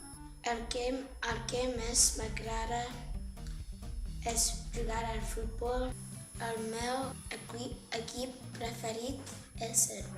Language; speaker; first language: Catalan; non-native, learner; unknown